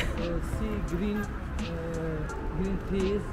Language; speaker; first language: English; non-native, learner; Turkish